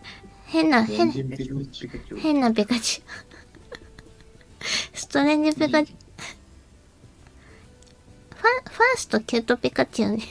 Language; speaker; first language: Japanese; native; Japanese